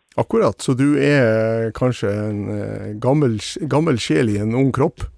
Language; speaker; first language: Norwegian; native; Norwegian